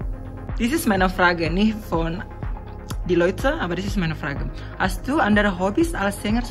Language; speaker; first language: German; non-native, learner; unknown